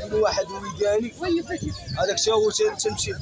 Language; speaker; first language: Arabic; native; Arabic